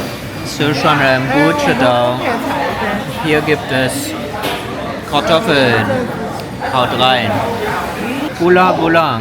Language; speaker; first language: German; early bilingual, other home language; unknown